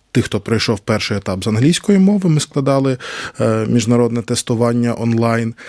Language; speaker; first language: Ukrainian; native; Ukrainian